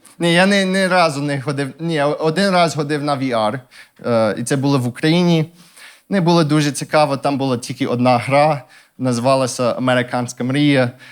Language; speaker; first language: Ukrainian; non-native, fluent; English